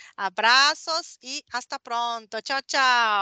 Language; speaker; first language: Spanish; non-native, learner; Portuguese